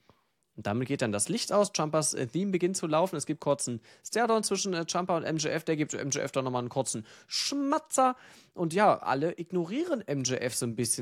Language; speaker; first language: German; native; German